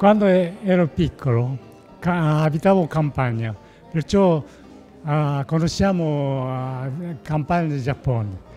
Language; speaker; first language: Italian; non-native, learner; Japanese